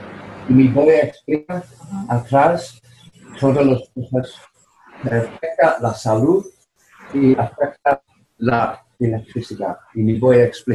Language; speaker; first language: Spanish; non-native, learner; English